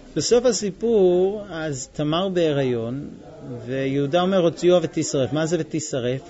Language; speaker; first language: Hebrew; non-native, fluent; English